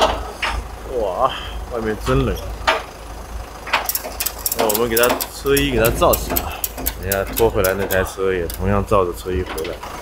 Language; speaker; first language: Chinese; native; Chinese